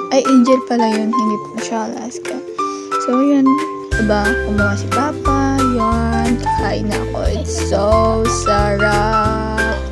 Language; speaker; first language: Filipino; non-native, local second language; Iloko